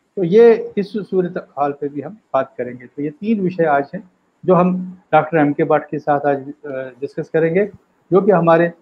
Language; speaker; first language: Hindi; native; Hindi